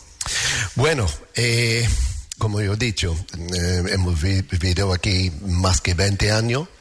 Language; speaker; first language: Spanish; non-native, fluent; English